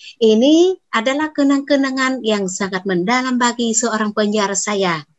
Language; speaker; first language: Indonesian; non-native, fluent; Vietnamese